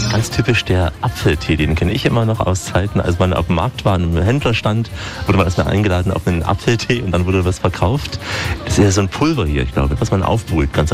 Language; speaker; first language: German; native; German